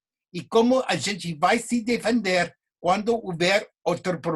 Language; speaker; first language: Portuguese; non-native, fluent; English